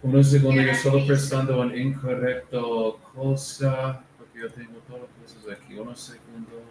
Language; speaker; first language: Spanish; non-native, learner; English